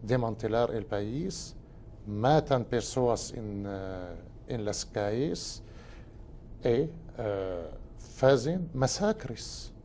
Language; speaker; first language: Spanish; non-native, fluent; Arabic